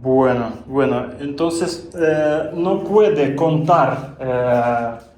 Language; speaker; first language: Spanish; non-native, learner; Russian